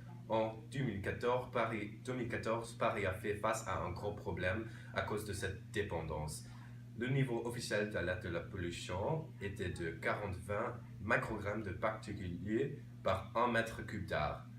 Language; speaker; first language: French; non-native, learner; English